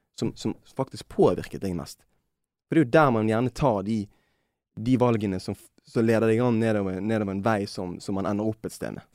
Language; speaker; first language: Norwegian; native; Norwegian